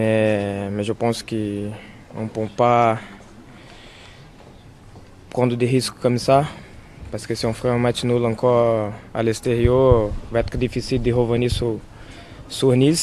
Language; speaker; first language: French; non-native, fluent; Portuguese